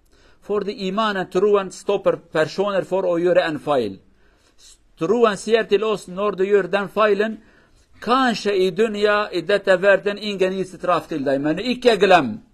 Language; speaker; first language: Norwegian; non-native, fluent; Kurdish